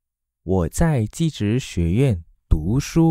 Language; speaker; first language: Chinese; non-native, fluent; Malay